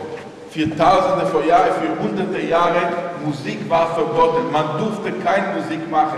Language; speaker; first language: German; non-native, fluent; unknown